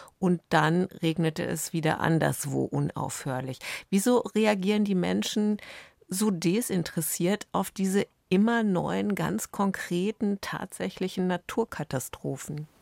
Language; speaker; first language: German; native; German